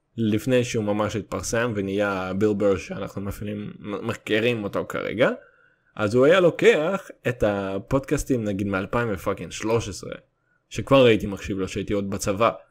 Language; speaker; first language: Hebrew; early bilingual, other home language; Russian